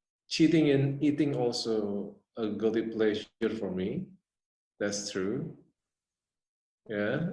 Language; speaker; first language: English; non-native, fluent; Indonesian